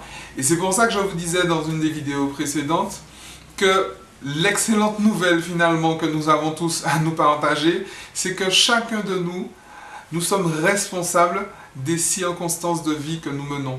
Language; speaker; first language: French; native; French